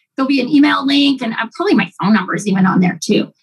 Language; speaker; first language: English; native; English